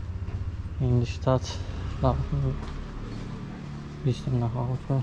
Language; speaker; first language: German; non-native, learner; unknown